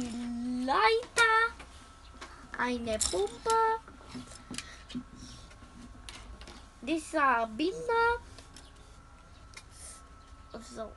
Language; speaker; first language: German; non-native, learner; Romanian